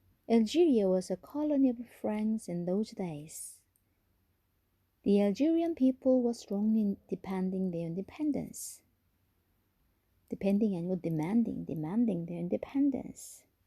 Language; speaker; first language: English; non-native, fluent; Korean